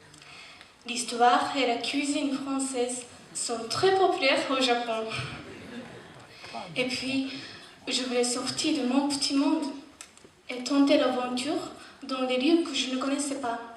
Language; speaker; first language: French; non-native, fluent; Japanese